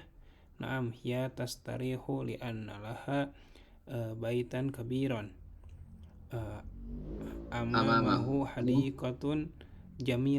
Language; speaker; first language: Arabic; non-native, learner; Indonesian